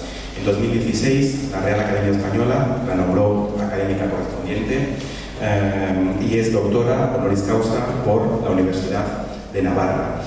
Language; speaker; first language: Spanish; native; Spanish